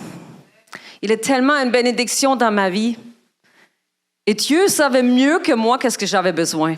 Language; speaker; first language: French; non-native, fluent; German